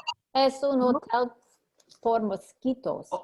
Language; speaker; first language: Spanish; non-native, learner; English